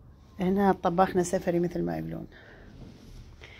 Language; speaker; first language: Arabic; native; Arabic